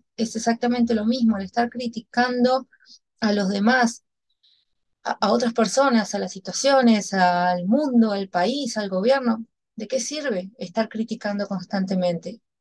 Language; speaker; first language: Spanish; native; Spanish